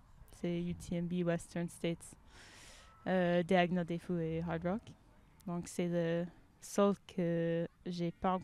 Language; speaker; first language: French; non-native, fluent; English